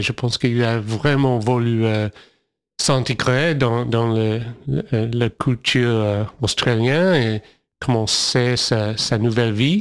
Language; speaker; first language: French; non-native, fluent; English